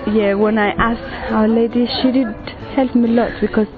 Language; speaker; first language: English; non-native, fluent; Tigrinya